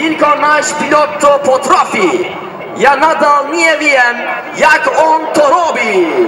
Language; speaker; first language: Polish; non-native, learner; Turkish